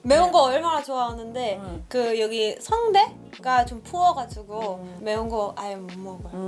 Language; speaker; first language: Korean; non-native, fluent; Spanish